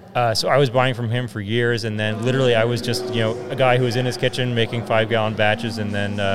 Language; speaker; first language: English; native; English